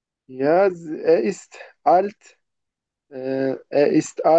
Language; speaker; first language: German; non-native, learner; Turkish